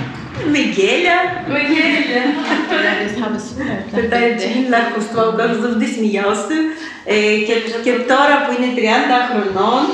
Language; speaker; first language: Greek; non-native, fluent; Ukrainian